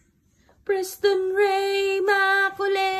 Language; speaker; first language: Filipino; native; Filipino